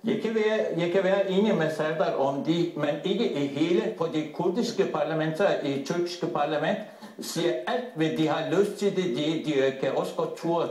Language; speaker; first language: Danish; non-native, fluent; Turkish